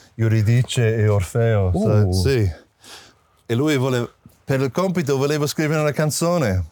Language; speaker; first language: Italian; non-native, fluent; English